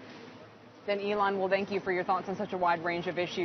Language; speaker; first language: English; native; English